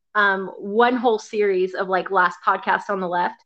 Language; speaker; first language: English; native; English